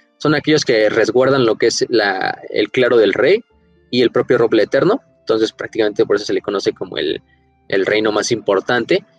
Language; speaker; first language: Spanish; native; Spanish